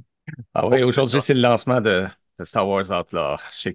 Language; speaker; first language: French; native; French